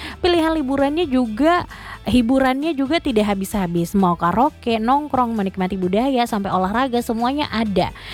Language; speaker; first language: Indonesian; native; Indonesian